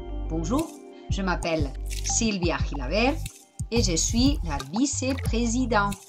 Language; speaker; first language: French; non-native, fluent; Spanish